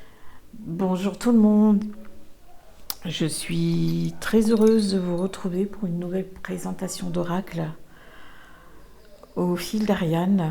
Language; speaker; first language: French; native; French